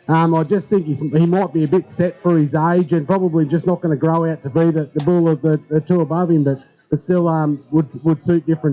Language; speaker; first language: English; native; English